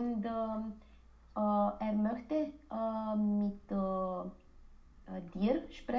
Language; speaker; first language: German; non-native, learner; Romanian